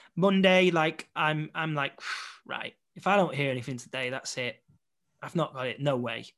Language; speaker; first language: English; native; English